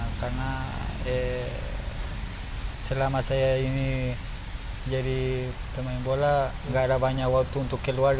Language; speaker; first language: Indonesian; non-native, learner; Spanish